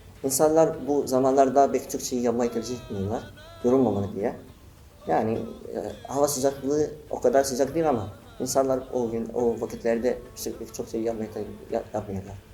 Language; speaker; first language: Turkish; non-native, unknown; Arabic